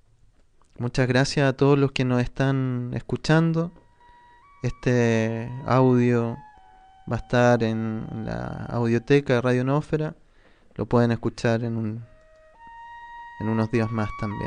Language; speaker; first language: Spanish; native; Spanish